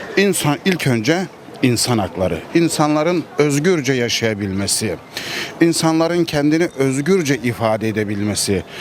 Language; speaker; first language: Turkish; native; Turkish